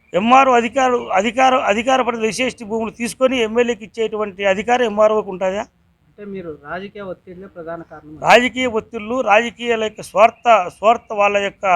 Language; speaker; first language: Telugu; native; Telugu